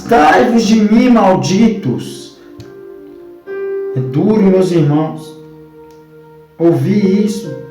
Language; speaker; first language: Portuguese; native; Portuguese